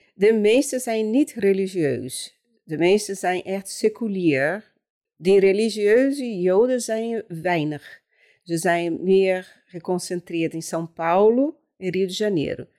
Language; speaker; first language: Dutch; non-native, fluent; Portuguese